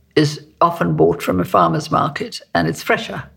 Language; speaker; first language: English; native; English